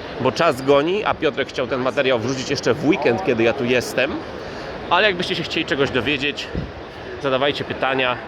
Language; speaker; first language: Polish; native; Polish